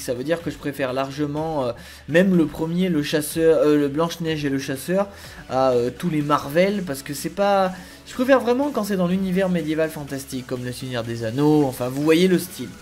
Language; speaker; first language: French; native; French